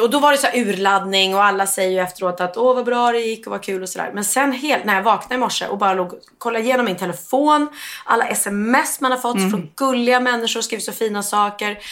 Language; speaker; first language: Swedish; native; Swedish